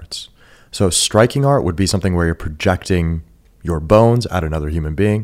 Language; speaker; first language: English; early bilingual, other home language; Persian